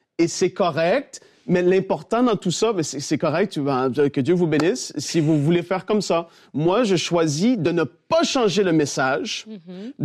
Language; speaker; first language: French; native; French